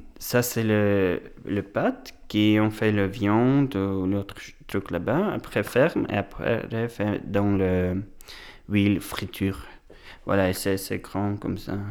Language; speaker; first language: French; non-native, learner; Russian